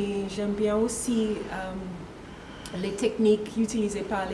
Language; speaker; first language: French; non-native, learner; English